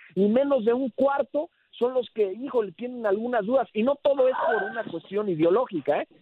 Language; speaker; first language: Spanish; early bilingual, heritage; Spanish